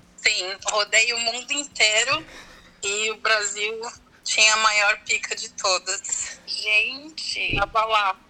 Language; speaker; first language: Portuguese; native; Portuguese